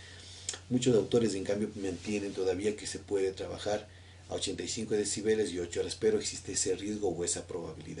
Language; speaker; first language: Spanish; native; Spanish